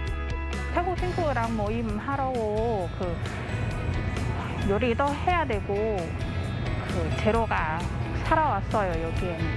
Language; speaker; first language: Korean; non-native, learner; Thai